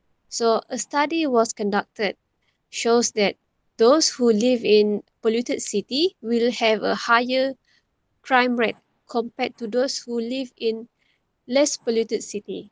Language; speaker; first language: English; non-native, local second language; Malay